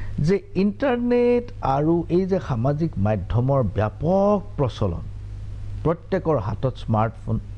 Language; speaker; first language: Assamese; native; Assamese